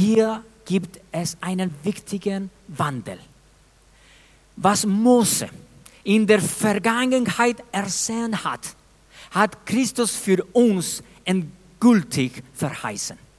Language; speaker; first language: German; non-native, fluent; Spanish